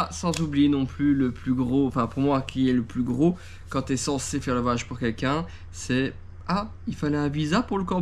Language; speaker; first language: French; native; French